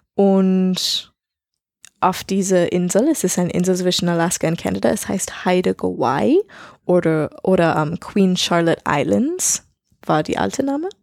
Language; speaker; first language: German; non-native, learner; English